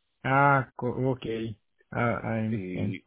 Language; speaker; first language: English; non-native, learner; Portuguese